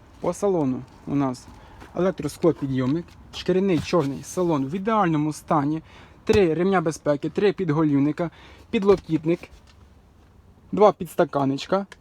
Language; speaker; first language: Ukrainian; native; Ukrainian